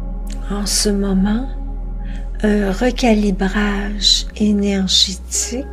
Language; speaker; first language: French; native; French